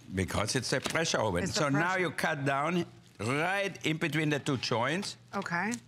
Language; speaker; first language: English; non-native, fluent; German